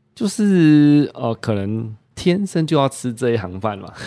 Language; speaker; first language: Chinese; native; Chinese